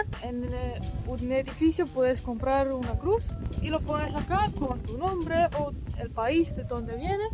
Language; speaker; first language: Spanish; non-native, fluent; Estonian